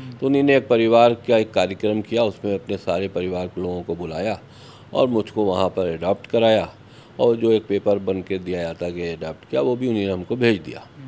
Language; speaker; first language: Hindi; native; Hindi